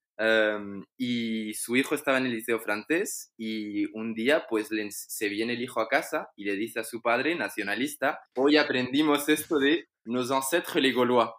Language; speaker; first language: Spanish; non-native, fluent; Arabic